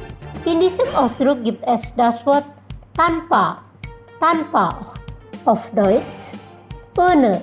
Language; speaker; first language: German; non-native, fluent; Indonesian